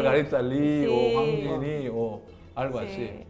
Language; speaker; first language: Spanish; non-native, learner; Korean